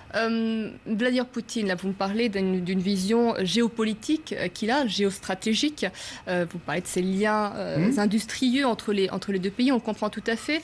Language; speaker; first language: French; native; French